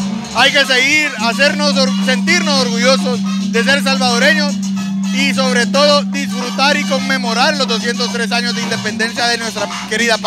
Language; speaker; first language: Spanish; native; Spanish